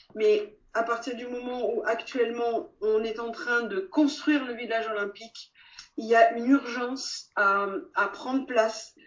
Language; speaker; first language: French; native; French